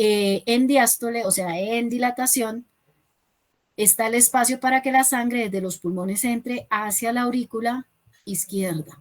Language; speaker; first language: Spanish; native; Spanish